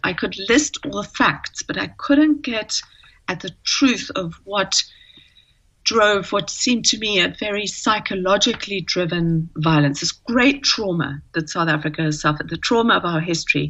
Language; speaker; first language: English; native; English